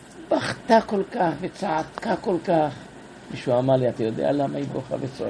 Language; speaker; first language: Hebrew; non-native, fluent; Persian